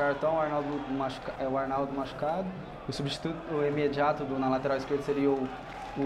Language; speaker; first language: Portuguese; native; Portuguese